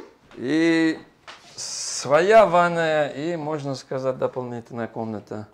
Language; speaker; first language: Russian; non-native, fluent; English